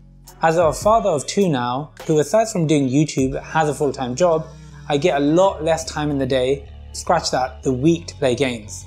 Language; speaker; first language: English; native; English